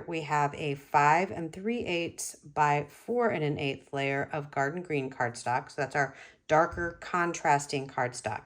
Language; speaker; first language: English; native; English